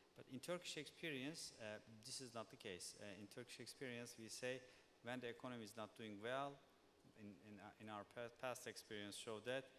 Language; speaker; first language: English; non-native, fluent; Turkish